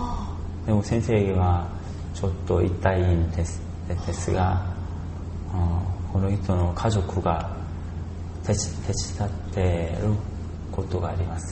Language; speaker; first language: Japanese; non-native, learner; Korean